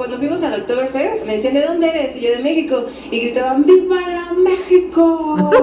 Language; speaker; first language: Spanish; native; Spanish